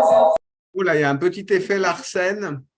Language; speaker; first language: French; native; French